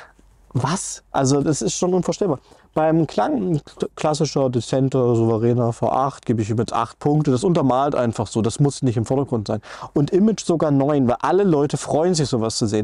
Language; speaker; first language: German; native; German